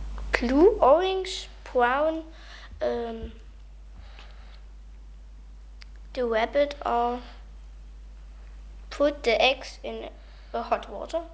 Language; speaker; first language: English; non-native, learner; German